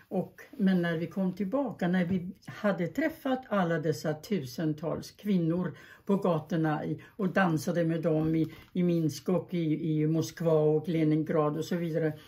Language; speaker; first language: Swedish; early bilingual, other home language; German